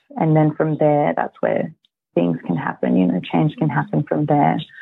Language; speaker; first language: English; early bilingual, heritage; English